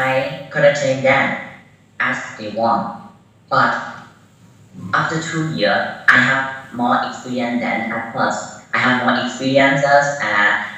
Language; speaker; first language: English; non-native, learner; Burmese